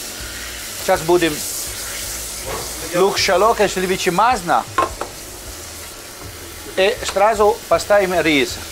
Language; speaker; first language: Russian; non-native, learner; Italian